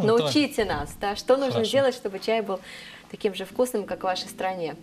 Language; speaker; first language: Russian; native; Russian